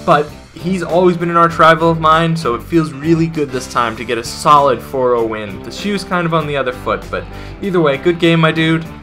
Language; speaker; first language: English; native; English